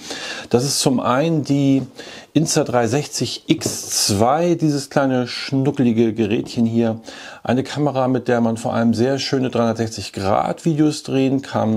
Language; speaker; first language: German; native; German